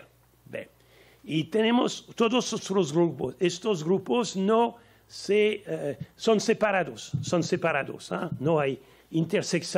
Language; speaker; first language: Portuguese; non-native, learner; French